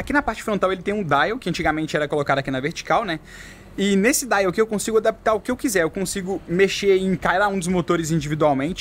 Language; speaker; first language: Portuguese; native; Portuguese